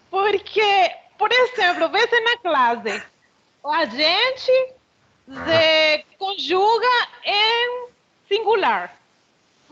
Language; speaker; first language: Portuguese; non-native, fluent; Spanish